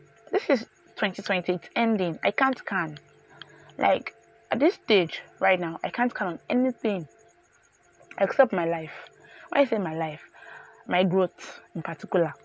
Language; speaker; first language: English; non-native, local second language; Yoruba